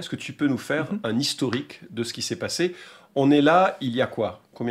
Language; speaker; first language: French; native; French